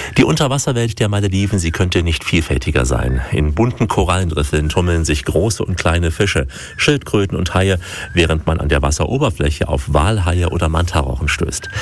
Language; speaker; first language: German; native; German